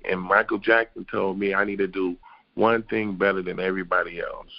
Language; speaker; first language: English; native; English